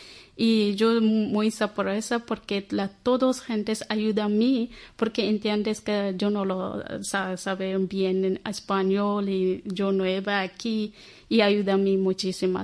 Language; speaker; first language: Spanish; non-native, learner; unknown